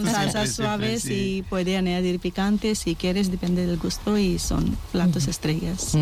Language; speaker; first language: Spanish; non-native, learner; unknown